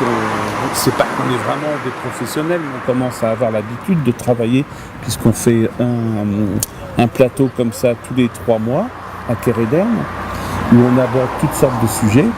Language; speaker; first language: French; native; French